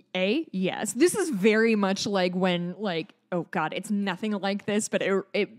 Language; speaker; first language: English; native; English